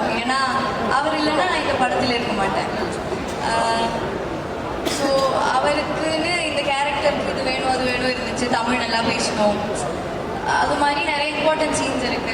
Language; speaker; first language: Tamil; non-native, learner; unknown